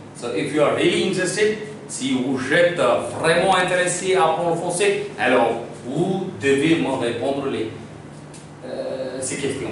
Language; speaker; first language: French; non-native, fluent; Hindi